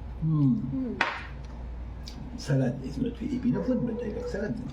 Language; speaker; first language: English; non-native, learner; French